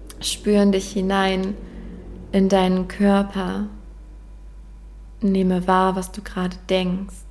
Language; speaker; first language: German; native; German